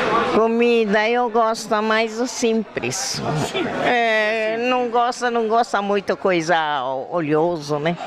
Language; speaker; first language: Portuguese; non-native, local second language; Japanese